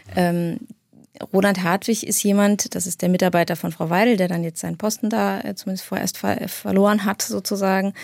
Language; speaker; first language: German; native; German